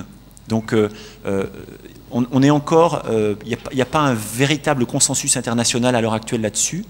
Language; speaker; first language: French; native; French